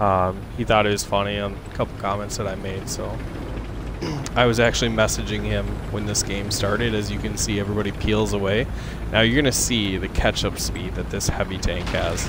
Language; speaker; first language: English; native; English